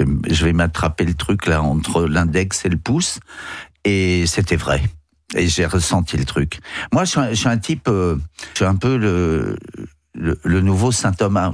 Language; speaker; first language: French; native; French